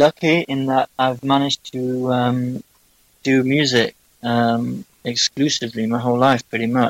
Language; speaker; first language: English; native; English